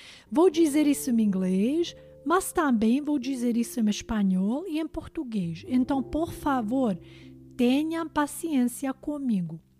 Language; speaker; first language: Portuguese; non-native, learner; Albanian